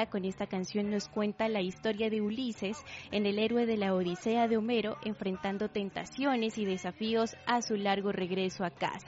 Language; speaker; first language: Spanish; native; Spanish